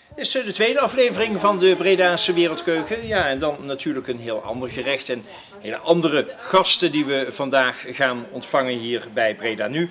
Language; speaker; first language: Dutch; native; Dutch